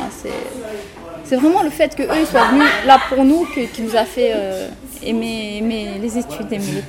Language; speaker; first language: French; early bilingual, other home language; Romanian